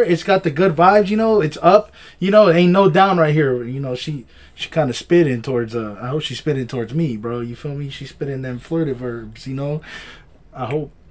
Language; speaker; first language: English; early bilingual, other home language; Spanish